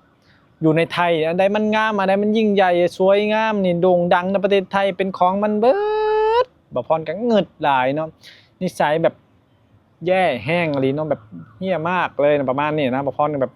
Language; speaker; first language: Thai; non-native, local second language; Lao